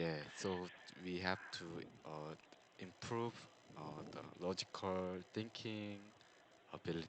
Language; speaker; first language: English; non-native, learner; Korean